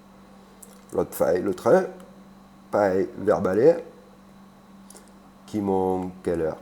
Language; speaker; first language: French; native; French